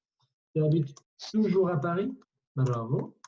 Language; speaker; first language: French; non-native, fluent; Kurdish